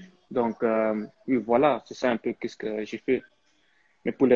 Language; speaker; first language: French; early bilingual, heritage; French